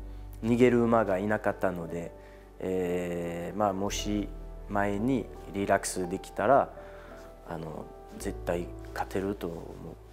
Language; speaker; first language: Japanese; non-native, fluent; French